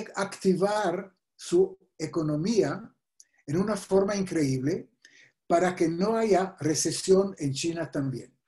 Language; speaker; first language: Spanish; non-native, fluent; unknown